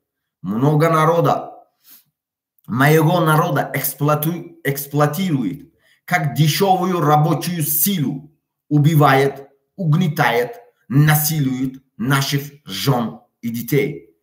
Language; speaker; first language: Russian; non-native, local second language; Tajik